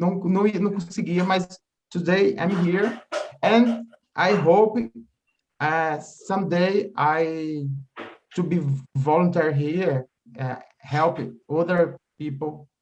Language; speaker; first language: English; non-native, learner; Portuguese